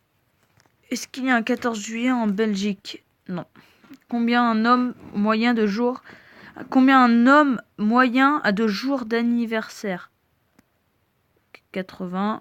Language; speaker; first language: French; native; French